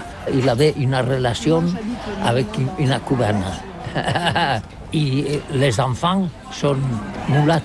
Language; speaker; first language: French; non-native, learner; Catalan